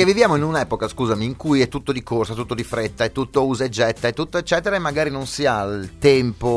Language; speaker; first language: Italian; native; Italian